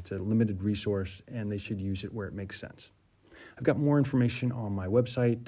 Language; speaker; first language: English; native; English